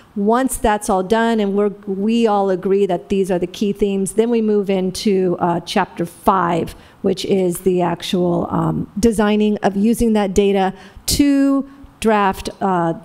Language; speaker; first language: English; native; English